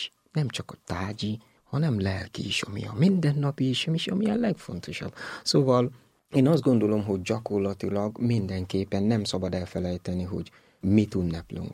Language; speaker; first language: Hungarian; non-native, fluent; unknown